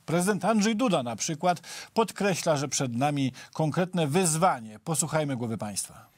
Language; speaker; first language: Polish; native; Polish